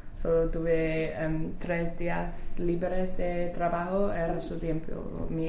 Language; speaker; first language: Spanish; non-native, fluent; English